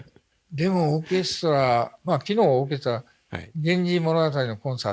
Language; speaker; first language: Japanese; native; Japanese